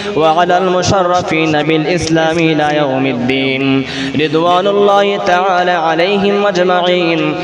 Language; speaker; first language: Arabic; non-native, fluent; Bangla